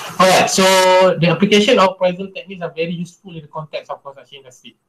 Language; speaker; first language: English; non-native, local second language; Malay